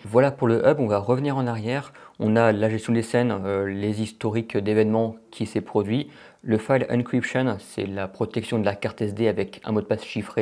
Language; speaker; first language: French; native; French